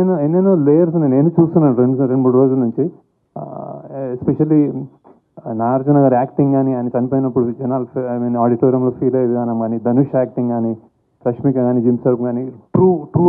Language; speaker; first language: Telugu; native; Telugu